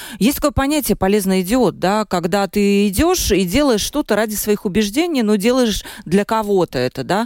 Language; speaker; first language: Russian; native; Russian